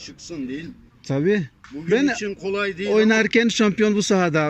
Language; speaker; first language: Turkish; non-native, learner; Portuguese